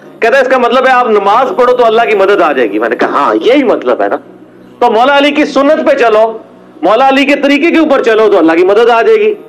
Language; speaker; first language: Urdu; non-native, local second language; Punjabi